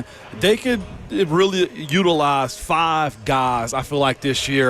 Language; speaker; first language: English; native; English